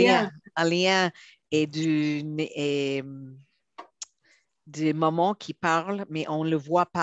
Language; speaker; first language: French; non-native, fluent; Hebrew